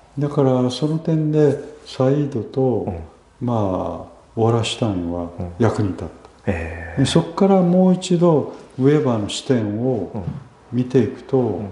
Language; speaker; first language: Japanese; early bilingual, other home language; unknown